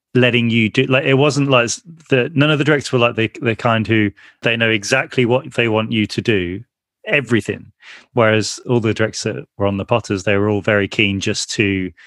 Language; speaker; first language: English; native; English